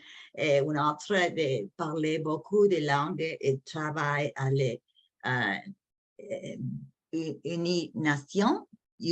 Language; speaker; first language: French; non-native, learner; English